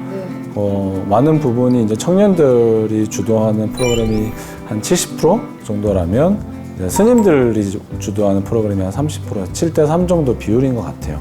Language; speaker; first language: Korean; native; Korean